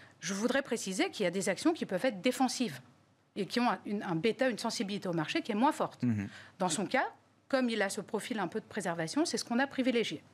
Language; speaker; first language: French; native; French